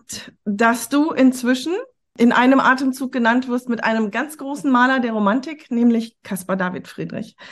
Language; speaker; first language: German; native; German